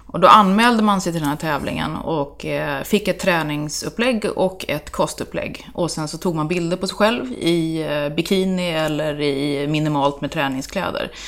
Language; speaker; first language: Swedish; native; Swedish